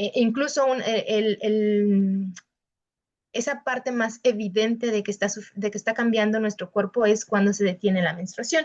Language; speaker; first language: Spanish; native; Spanish